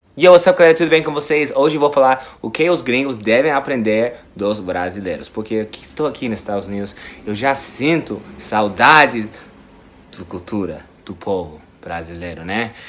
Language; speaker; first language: Portuguese; non-native, fluent; English